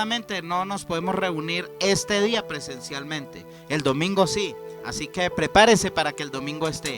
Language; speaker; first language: Spanish; native; Spanish